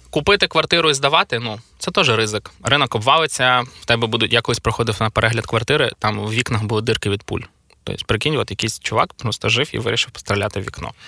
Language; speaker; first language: Ukrainian; native; Ukrainian